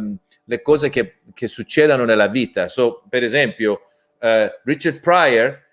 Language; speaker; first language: Italian; non-native, learner; English